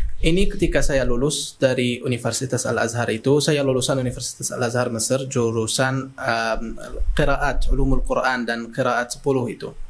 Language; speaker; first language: Indonesian; non-native, fluent; Arabic